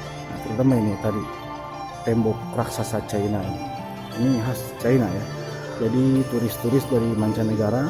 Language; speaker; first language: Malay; non-native, local second language; Sundanese